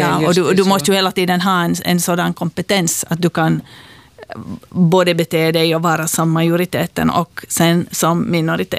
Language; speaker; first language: Swedish; native; Swedish